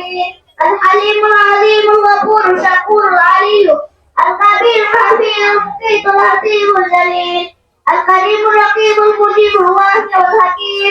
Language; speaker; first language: Arabic; non-native, learner; Bangla